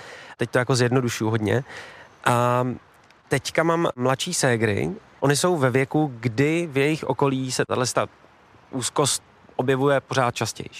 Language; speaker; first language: Czech; native; Czech